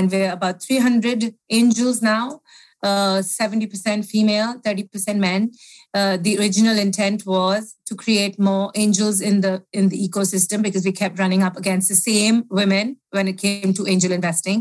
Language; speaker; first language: English; non-native, local second language; Hindi